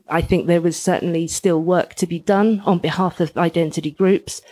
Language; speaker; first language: English; native; English